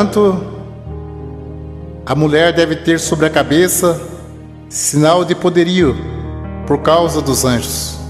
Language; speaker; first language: Portuguese; native; Portuguese